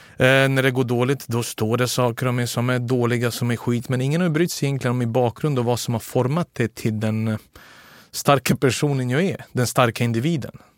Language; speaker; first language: Swedish; early bilingual, other home language; Serbian